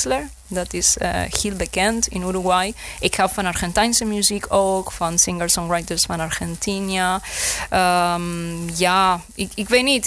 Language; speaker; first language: Dutch; non-native, learner; Spanish